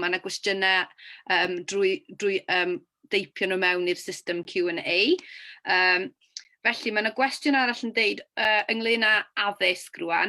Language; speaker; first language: Welsh; native; Welsh